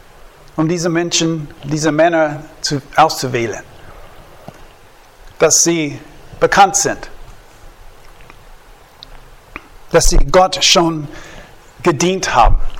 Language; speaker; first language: German; non-native, fluent; English